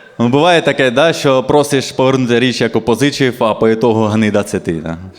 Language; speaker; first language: Ukrainian; non-native, local second language; Russian